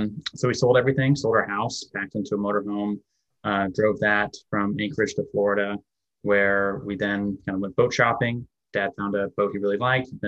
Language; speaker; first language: English; native; English